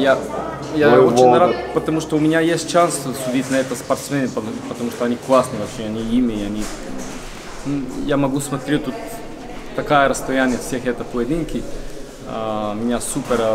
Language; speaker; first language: Russian; non-native, learner; Bulgarian